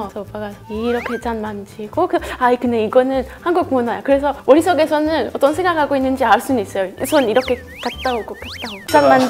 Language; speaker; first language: Korean; non-native, fluent; French